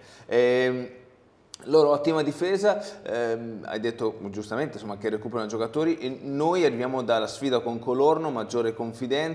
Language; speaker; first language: Italian; native; Italian